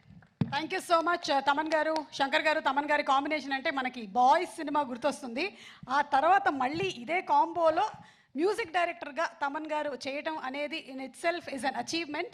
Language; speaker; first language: Telugu; native; Telugu